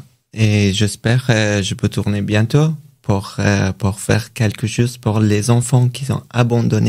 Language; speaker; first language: French; non-native, learner; Persian